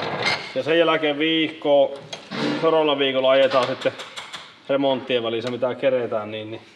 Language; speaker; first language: Finnish; native; Finnish